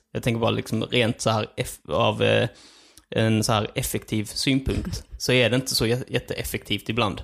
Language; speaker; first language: Swedish; early bilingual, other home language; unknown